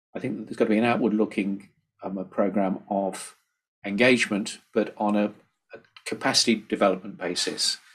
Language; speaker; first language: English; native; English